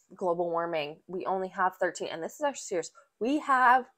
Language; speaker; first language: English; native; English